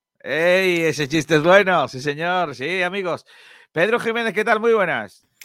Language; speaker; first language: Spanish; native; Spanish